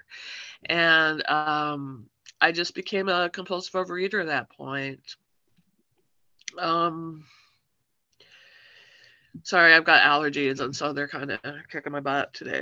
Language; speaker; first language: English; native; English